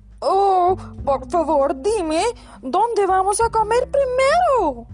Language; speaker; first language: Spanish; non-native, learner; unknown